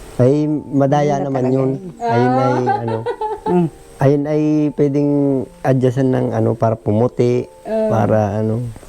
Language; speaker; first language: Filipino; non-native, local second language; Bikol